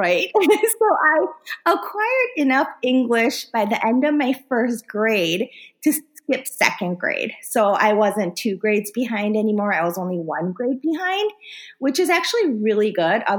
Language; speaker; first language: English; early bilingual, other home language; Korean